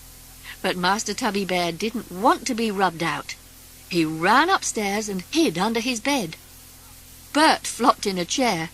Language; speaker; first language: English; native; English